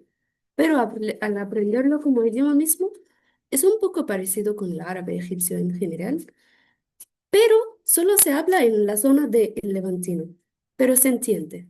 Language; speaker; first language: Spanish; non-native, fluent; Arabic